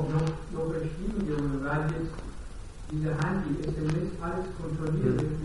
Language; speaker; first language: German; non-native, learner; Persian